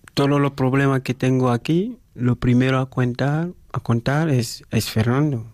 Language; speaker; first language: Spanish; non-native, fluent; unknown